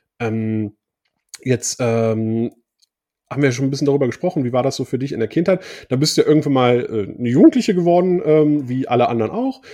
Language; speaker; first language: German; native; German